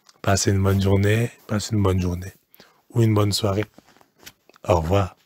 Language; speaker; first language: French; non-native, local second language; Lingala